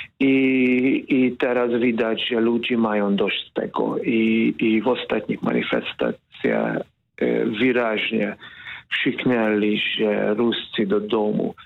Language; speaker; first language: Polish; non-native, fluent; Hungarian